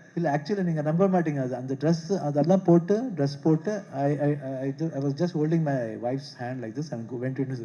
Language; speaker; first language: Tamil; non-native, local second language; Kannada